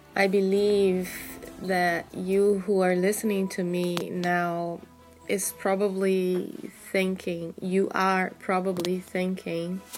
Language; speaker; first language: English; non-native, fluent; Portuguese